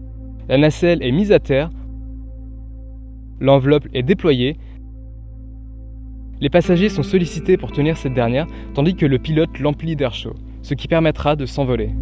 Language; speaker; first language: French; native; French